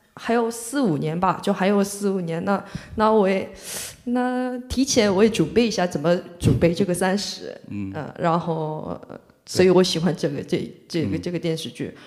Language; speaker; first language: Chinese; non-native, fluent; Korean